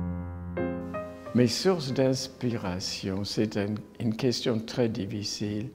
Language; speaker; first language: French; non-native, fluent; English